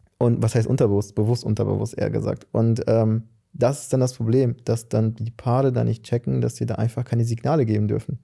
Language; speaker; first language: German; early bilingual, other home language; Portuguese